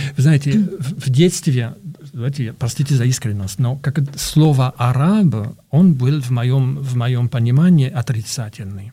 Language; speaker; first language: Russian; non-native, fluent; French